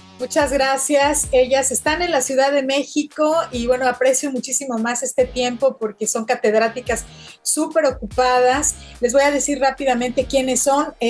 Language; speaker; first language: Spanish; native; Spanish